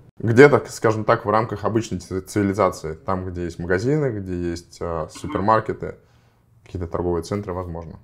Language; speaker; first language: Russian; native; Russian